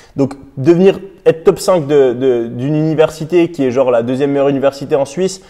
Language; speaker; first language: French; native; French